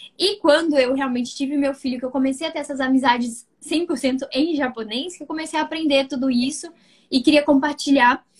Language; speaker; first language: Portuguese; native; Portuguese